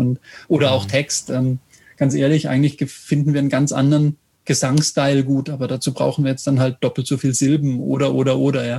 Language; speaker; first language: German; native; German